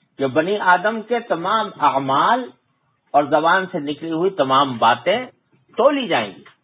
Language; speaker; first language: Urdu; native; Urdu